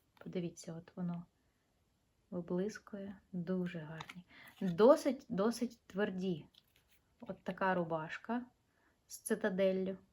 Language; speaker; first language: Ukrainian; non-native, local second language; Russian